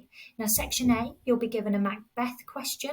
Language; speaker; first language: English; native; English